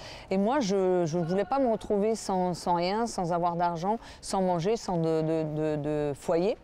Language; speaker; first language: French; native; French